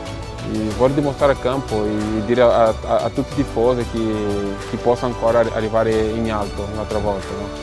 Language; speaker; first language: Italian; non-native, fluent; Portuguese